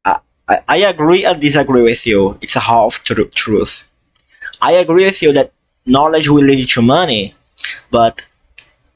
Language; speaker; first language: English; non-native, fluent; Portuguese